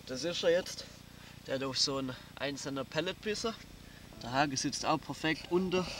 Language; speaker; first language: German; native; German